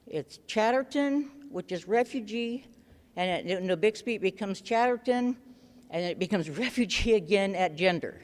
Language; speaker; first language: English; native; English